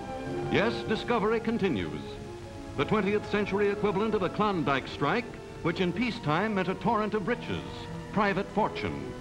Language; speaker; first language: English; native; English